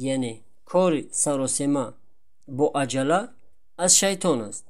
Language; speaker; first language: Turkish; non-native, fluent; Tajik